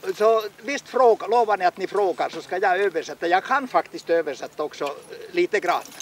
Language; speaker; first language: Swedish; non-native, local second language; Finnish